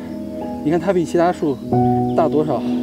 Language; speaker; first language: Chinese; native; Chinese